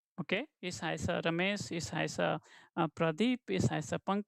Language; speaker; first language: German; non-native, fluent; Hindi